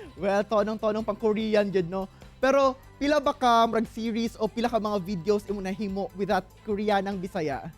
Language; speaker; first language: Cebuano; native; Cebuano